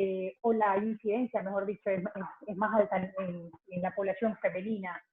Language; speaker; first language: Spanish; native; Spanish